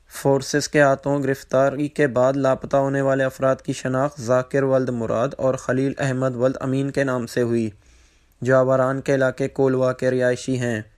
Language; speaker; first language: Urdu; non-native, local second language; Baluchi